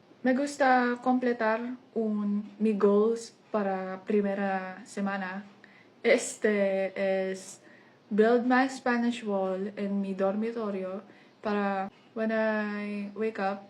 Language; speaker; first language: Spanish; non-native, learner; English